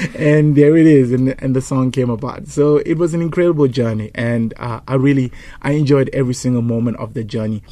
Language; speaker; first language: English; non-native, local second language; Zulu